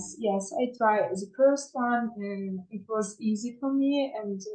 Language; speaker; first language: English; non-native, learner; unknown